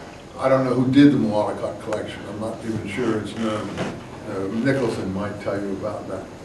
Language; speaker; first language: English; native; English